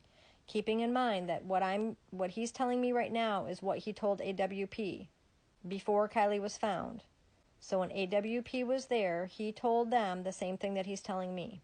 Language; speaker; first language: English; native; English